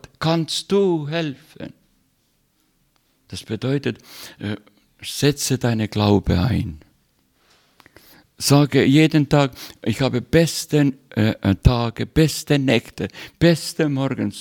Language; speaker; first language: German; non-native, learner; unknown